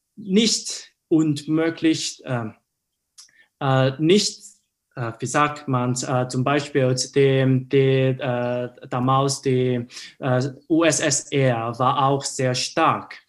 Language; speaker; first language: German; non-native, learner; Cantonese